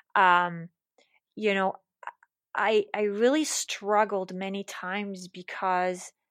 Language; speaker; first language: English; non-native, fluent; German